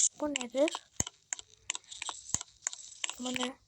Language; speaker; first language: Turkish; early bilingual, heritage; Turkish